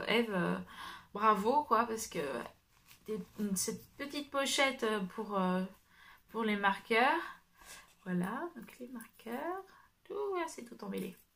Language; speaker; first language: French; native; French